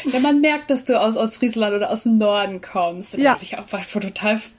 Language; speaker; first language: German; native; German